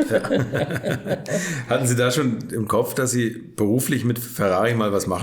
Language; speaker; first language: German; native; German